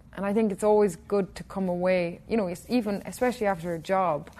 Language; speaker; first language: English; native; English